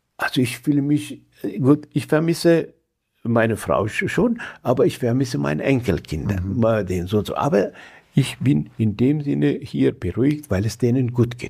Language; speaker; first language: German; non-native, fluent; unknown